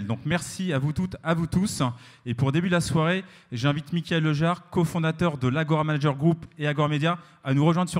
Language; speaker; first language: French; native; French